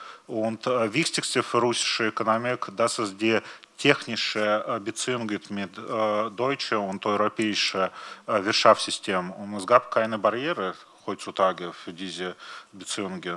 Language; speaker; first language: German; non-native, learner; Russian